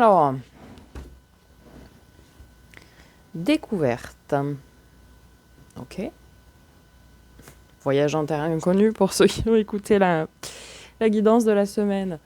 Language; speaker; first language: French; native; French